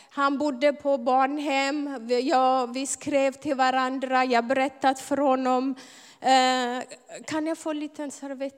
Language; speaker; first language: Swedish; non-native, fluent; Amharic